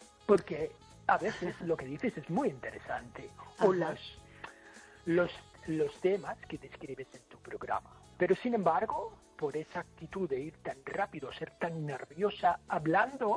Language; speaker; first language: Spanish; non-native, fluent; English